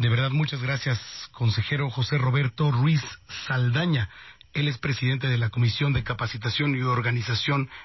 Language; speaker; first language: Spanish; native; Spanish